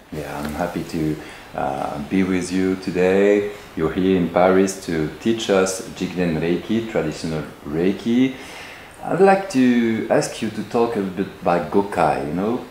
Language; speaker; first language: English; non-native, fluent; French